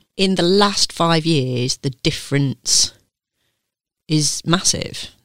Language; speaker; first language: English; native; English